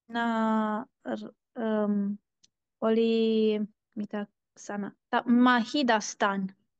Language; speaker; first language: Finnish; non-native, learner; Turkish